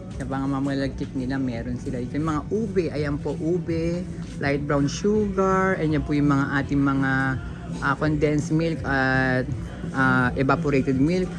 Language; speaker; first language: Filipino; native; Filipino